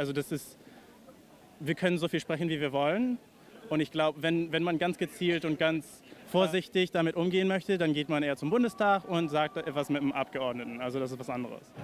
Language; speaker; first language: German; native; German